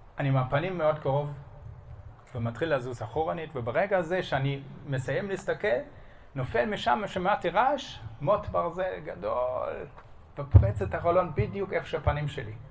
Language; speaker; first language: Hebrew; non-native, fluent; German